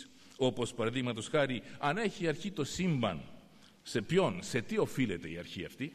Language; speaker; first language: Greek; native; Greek